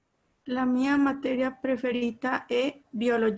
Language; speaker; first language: Italian; non-native, learner; Spanish